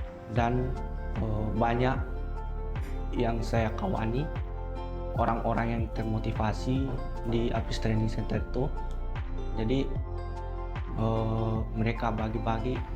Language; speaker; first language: Indonesian; non-native, local second language; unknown